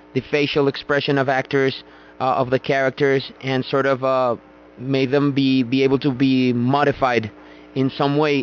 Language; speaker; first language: English; non-native, fluent; Spanish